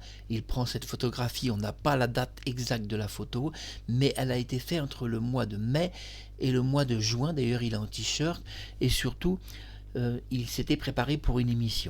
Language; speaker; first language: French; native; French